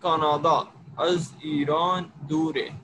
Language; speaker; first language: Persian; non-native, learner; Urdu